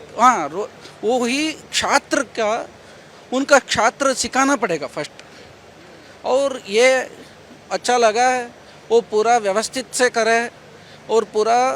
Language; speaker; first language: Hindi; non-native, local second language; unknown